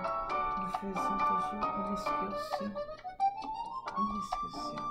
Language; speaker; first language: French; non-native, local second language; Haitian Creole